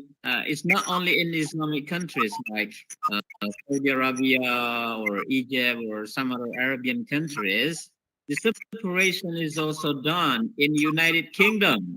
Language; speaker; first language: English; non-native, fluent; Indonesian